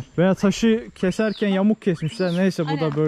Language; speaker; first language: Turkish; native; Turkish